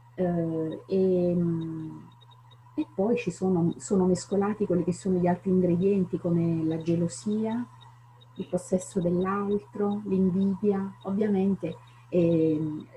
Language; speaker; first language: Italian; native; Italian